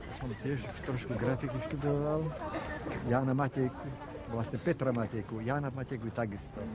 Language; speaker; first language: Slovak; native; Slovak